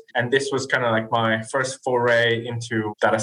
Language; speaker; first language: English; non-native, fluent; Spanish